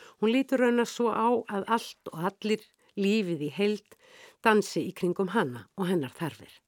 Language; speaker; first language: Icelandic; native; Icelandic